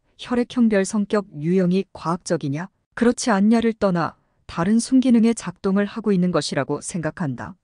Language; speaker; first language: Korean; native; Korean